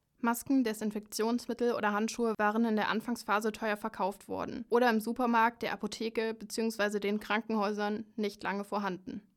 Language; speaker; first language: German; native; German